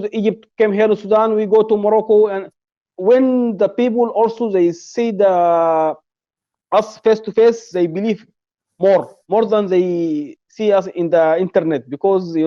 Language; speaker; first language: English; non-native, learner; Arabic